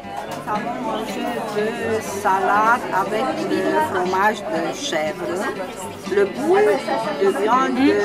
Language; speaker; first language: French; non-native, learner; Romanian